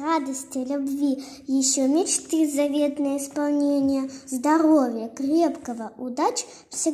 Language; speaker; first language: Russian; native; Russian